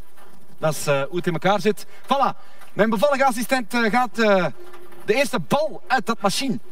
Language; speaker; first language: Dutch; native; Dutch